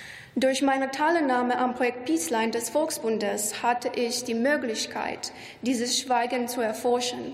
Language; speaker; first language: German; non-native, fluent; Romanian